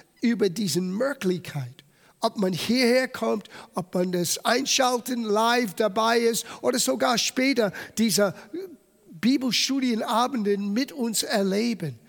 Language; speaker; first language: German; non-native, fluent; English